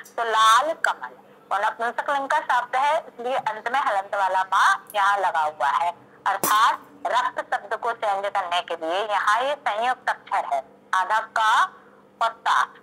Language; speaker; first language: Hindi; native; Hindi